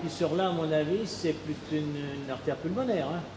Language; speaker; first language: French; native; French